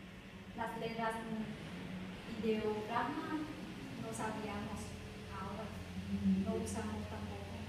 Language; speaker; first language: Spanish; non-native, learner; Vietnamese